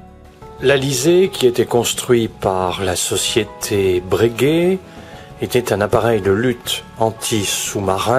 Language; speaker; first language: French; native; French